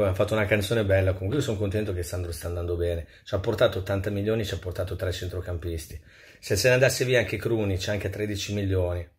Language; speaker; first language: Italian; native; Italian